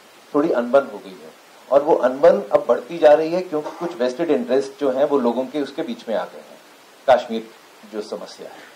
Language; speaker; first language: Hindi; native; Hindi